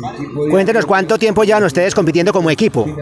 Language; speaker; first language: Spanish; native; Spanish